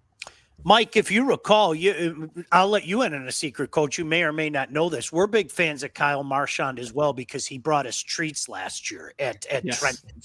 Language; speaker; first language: English; native; English